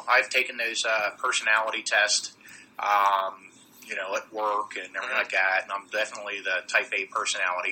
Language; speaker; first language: English; native; English